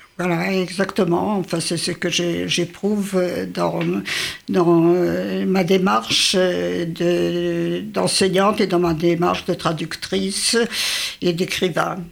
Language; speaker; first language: French; early bilingual, other home language; Yiddish